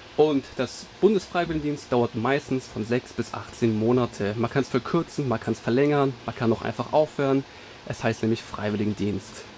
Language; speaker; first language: German; native; German